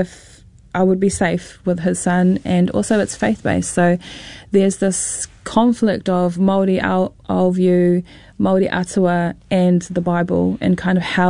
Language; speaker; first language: English; non-native, local second language; Māori